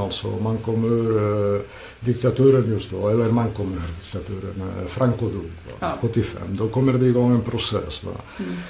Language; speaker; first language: Swedish; non-native, fluent; Catalan